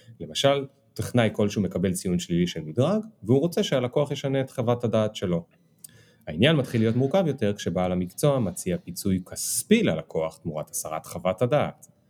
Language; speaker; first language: Hebrew; native; Hebrew